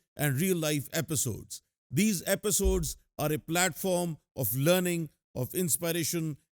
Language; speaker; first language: English; non-native, local second language; Urdu